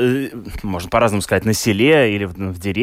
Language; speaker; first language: Russian; native; Russian